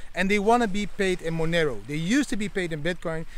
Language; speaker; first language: English; non-native, fluent; Dutch